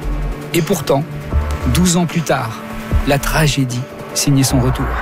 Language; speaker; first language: French; native; French